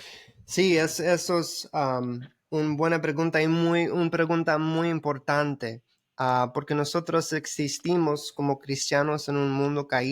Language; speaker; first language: Spanish; early bilingual, heritage; Spanish